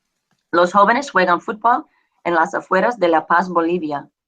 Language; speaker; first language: Spanish; non-native, fluent; English